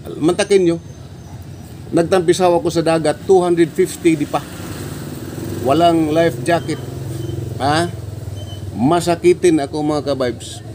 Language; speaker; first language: Filipino; non-native, local second language; Cebuano